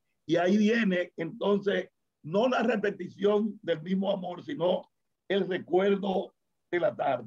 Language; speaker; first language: Spanish; native; Spanish